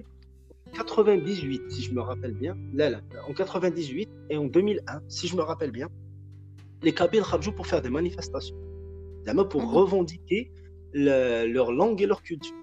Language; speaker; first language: French; non-native, local second language; Kabyle